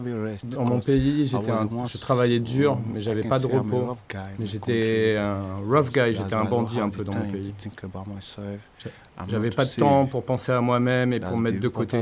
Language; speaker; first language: French; non-native, learner; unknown